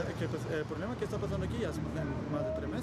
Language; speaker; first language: Spanish; native; Spanish